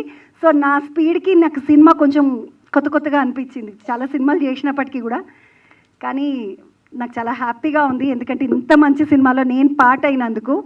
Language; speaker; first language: Telugu; native; Telugu